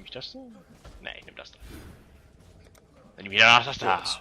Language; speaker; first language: German; native; German